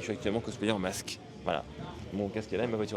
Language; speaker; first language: French; native; French